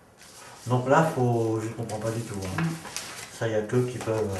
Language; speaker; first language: French; native; French